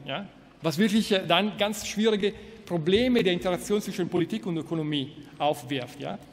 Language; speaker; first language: German; non-native, fluent; Italian